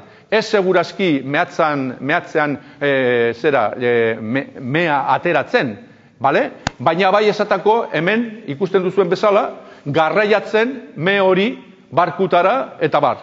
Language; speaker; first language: Basque; native; Basque